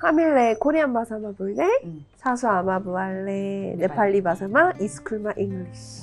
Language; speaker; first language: Nepali; non-native, learner; Korean